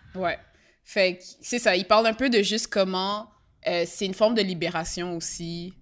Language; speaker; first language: French; native; French